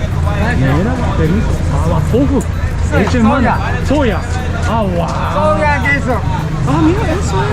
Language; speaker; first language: Spanish; non-native, learner; Japanese